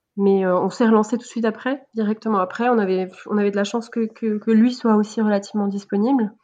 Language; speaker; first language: French; native; French